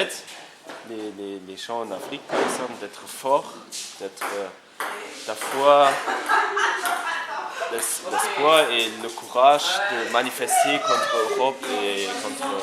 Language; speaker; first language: French; non-native, fluent; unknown